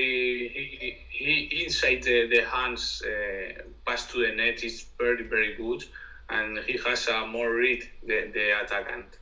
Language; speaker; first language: English; non-native, learner; Spanish